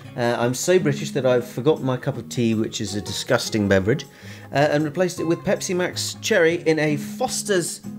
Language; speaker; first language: English; native; English